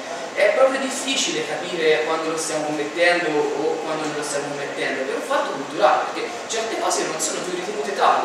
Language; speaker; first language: Italian; native; Italian